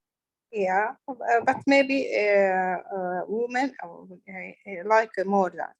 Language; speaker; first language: English; non-native, learner; Arabic